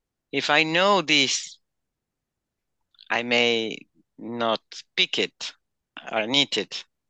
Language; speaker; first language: English; non-native, learner; Spanish